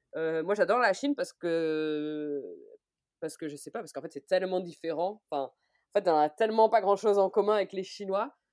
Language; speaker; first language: French; native; French